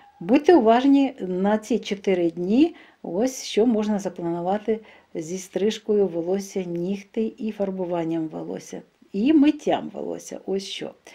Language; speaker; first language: Ukrainian; non-native, local second language; Russian